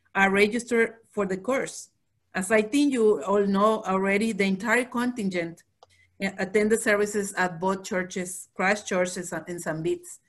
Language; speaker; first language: English; non-native, fluent; Spanish